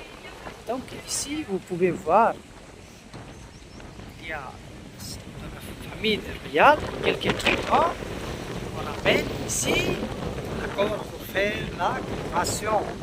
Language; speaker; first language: French; non-native, learner; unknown